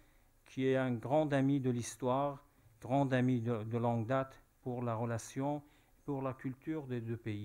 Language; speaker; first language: French; non-native, fluent; Persian